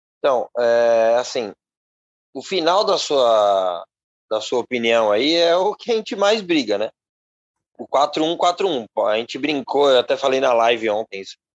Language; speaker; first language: Portuguese; native; Portuguese